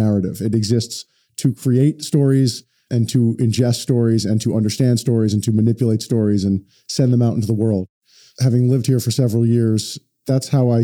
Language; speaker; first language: English; native; English